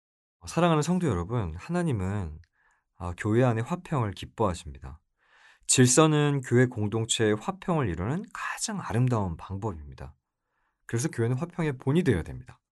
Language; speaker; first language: Korean; native; Korean